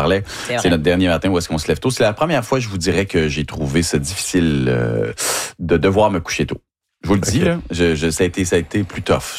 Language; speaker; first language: French; native; French